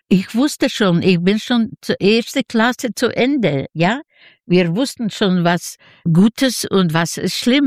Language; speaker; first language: German; non-native, learner; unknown